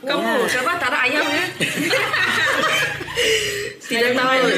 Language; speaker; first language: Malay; non-native, local second language; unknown